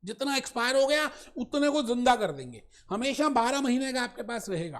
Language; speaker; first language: Hindi; native; Hindi